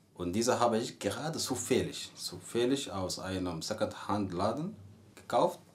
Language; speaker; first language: German; non-native, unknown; Arabic